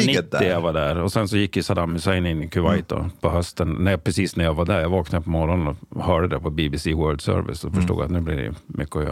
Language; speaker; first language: Swedish; native; Swedish